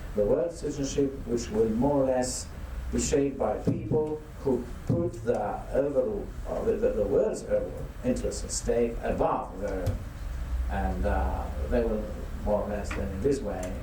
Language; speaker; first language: English; non-native, fluent; Greek